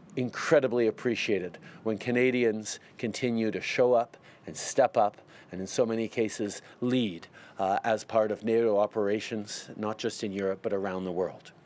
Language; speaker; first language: English; native; English